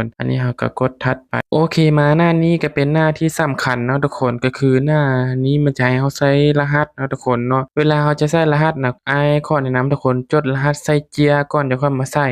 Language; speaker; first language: Thai; non-native, local second language; Northeastern Thai